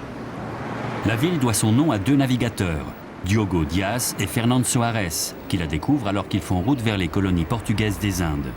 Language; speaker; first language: French; native; French